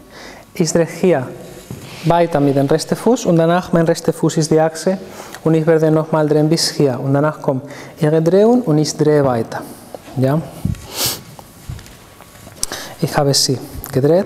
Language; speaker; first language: German; non-native, fluent; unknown